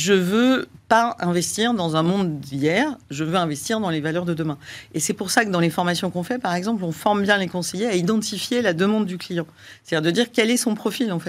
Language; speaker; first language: French; native; French